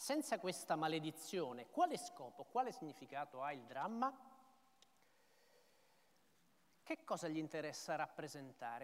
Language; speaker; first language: Italian; native; Italian